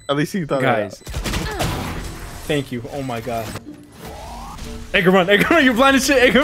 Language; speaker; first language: English; native; English